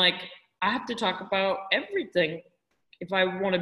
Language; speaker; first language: English; native; English